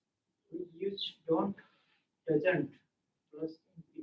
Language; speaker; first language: English; non-native, learner; Nepali